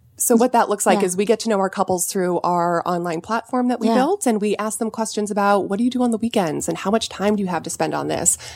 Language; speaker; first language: English; native; English